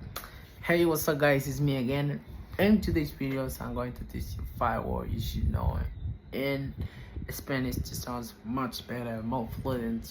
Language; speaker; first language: English; non-native, fluent; Spanish